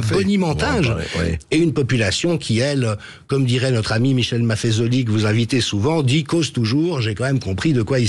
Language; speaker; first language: French; native; French